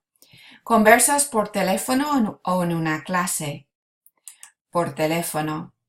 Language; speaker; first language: Spanish; non-native, fluent; English